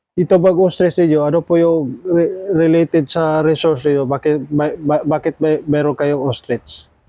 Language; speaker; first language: Filipino; non-native, local second language; Cebuano